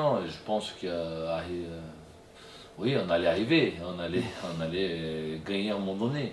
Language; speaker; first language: French; non-native, fluent; Portuguese